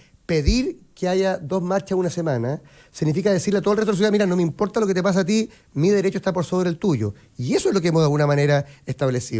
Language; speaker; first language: Spanish; native; Spanish